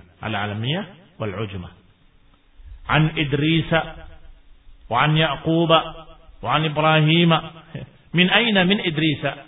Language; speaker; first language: Arabic; non-native, fluent; Indonesian